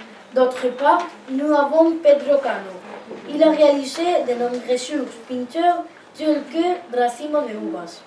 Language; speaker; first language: French; non-native, learner; Spanish